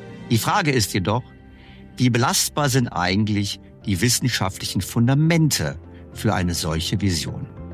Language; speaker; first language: German; native; German